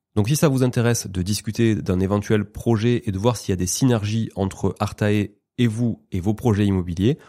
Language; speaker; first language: French; native; French